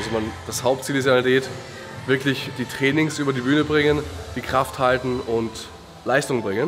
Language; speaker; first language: German; native; German